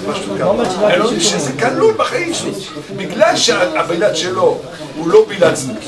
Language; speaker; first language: Hebrew; non-native, fluent; French